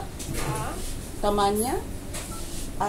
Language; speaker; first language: Arabic; non-native, learner; Filipino